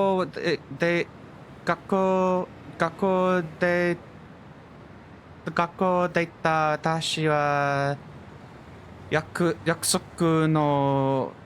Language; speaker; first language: Japanese; non-native, learner; English